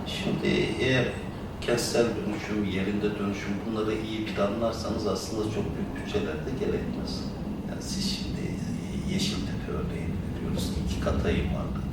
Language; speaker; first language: Turkish; native; Turkish